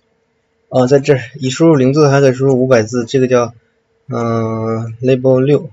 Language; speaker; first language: Chinese; native; Chinese